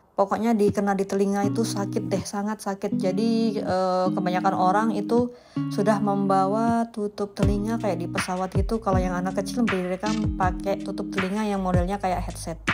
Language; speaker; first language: Indonesian; native; Indonesian